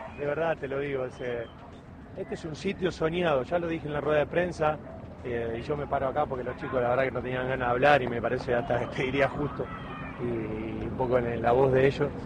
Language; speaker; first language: Spanish; native; Spanish